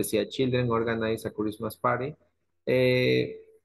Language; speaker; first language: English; non-native, fluent; Spanish